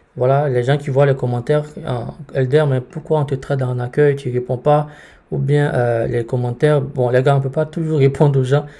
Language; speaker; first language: French; native; French